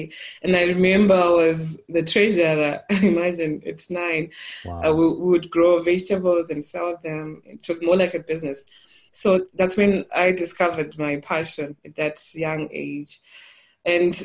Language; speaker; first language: English; non-native, local second language; Shona